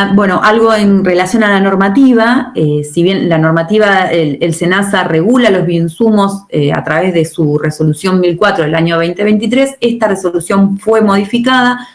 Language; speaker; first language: Spanish; native; Spanish